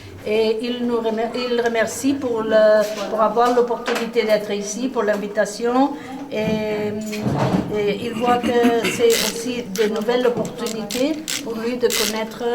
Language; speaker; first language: French; non-native, learner; Spanish